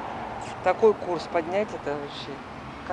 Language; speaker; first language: Russian; native; Russian